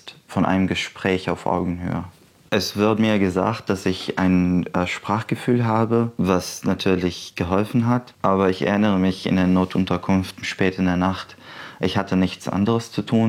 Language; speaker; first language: German; non-native, fluent; Arabic